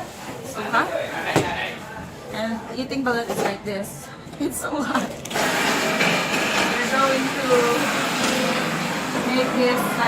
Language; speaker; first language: English; non-native, local second language; Filipino